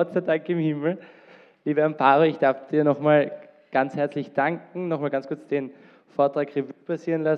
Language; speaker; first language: German; native; German